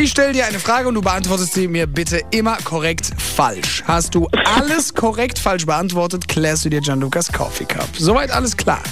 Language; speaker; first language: German; native; German